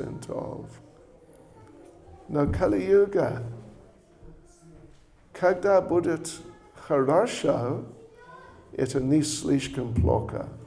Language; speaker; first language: Russian; non-native, learner; English